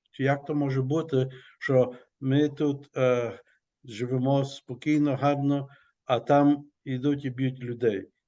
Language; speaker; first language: Ukrainian; early bilingual, heritage; Ukrainian